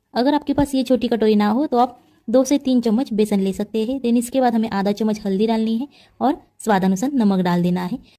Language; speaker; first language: Hindi; non-native, local second language; Marathi